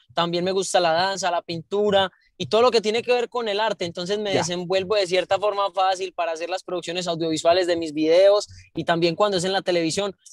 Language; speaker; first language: Spanish; native; Spanish